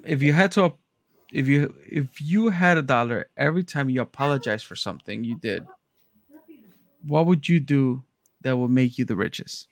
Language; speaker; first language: English; early bilingual, other home language; Spanish